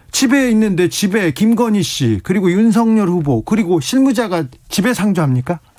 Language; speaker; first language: Korean; native; Korean